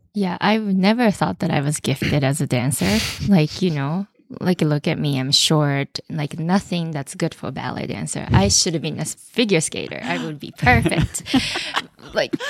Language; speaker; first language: English; non-native, fluent; Japanese